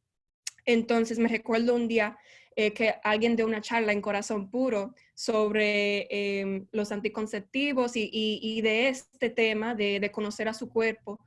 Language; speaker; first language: Spanish; early bilingual, heritage; Spanish